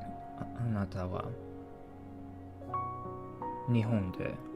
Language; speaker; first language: Japanese; non-native, learner; English